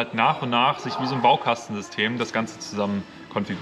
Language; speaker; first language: German; native; German